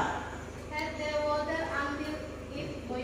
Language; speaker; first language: English; non-native, learner; Indonesian